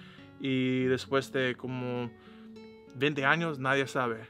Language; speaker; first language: Spanish; non-native, learner; English